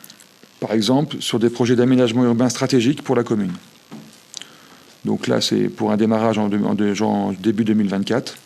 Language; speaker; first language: French; native; French